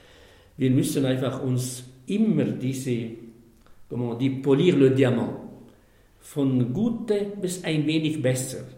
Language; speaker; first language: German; non-native, fluent; Arabic